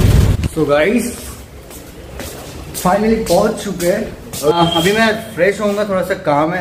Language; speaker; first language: Hindi; non-native, local second language; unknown